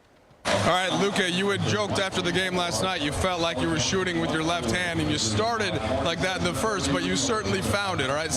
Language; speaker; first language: English; native; English